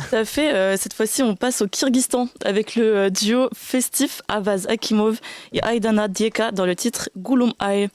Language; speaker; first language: French; native; French